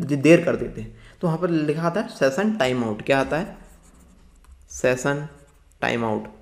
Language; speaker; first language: Hindi; native; Hindi